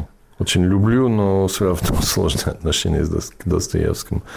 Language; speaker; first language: Russian; non-native, fluent; English